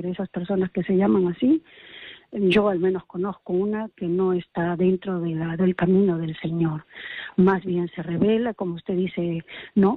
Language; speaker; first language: Spanish; native; Spanish